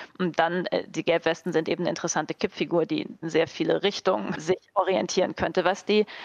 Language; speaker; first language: German; native; German